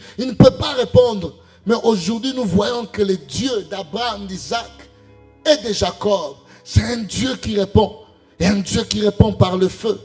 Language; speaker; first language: French; non-native, local second language; Lingala